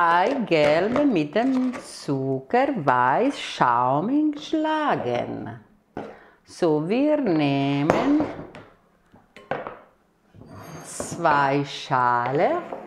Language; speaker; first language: German; non-native, fluent; Italian